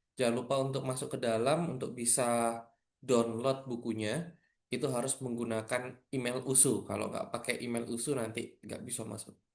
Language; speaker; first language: Indonesian; non-native, local second language; Madurese